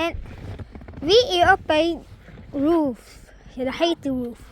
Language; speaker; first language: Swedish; early bilingual, other home language; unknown